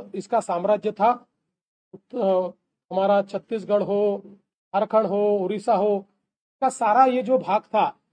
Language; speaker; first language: Hindi; non-native, local second language; Marathi